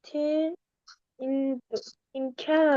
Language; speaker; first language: English; non-native, learner; Korean